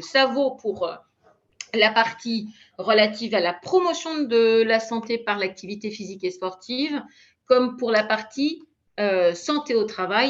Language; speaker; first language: French; native; French